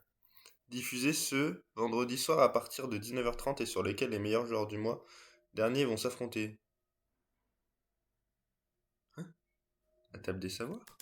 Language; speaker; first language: French; native; French